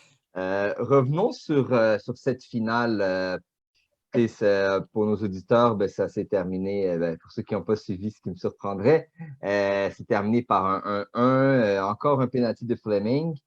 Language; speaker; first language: French; native; French